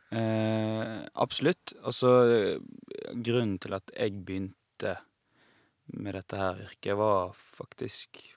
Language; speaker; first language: Norwegian; non-native, fluent; Persian